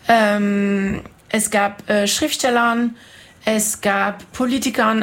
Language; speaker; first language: German; non-native, fluent; French